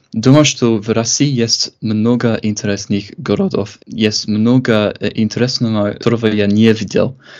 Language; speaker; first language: Russian; non-native, fluent; English